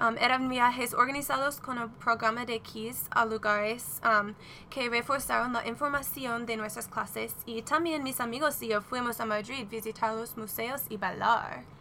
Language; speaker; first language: Spanish; non-native, learner; English